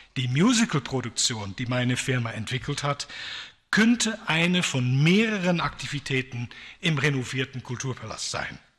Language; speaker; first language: German; non-native, fluent; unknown